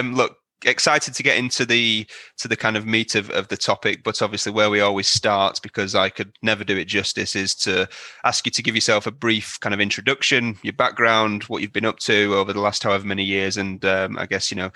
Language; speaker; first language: English; native; English